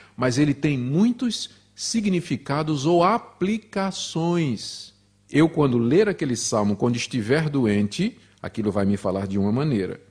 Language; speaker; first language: Portuguese; native; Portuguese